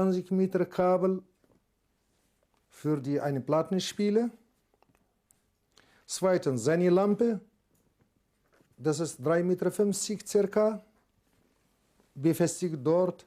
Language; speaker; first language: German; non-native, learner; Arabic